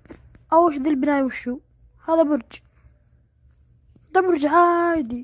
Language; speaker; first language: Arabic; native; Arabic